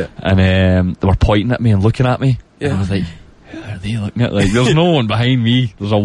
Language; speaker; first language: English; native; English